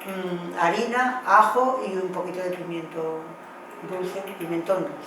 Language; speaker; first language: Spanish; native; Spanish